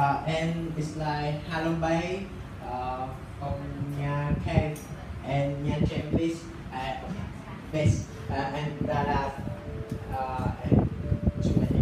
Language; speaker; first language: English; non-native, learner; Vietnamese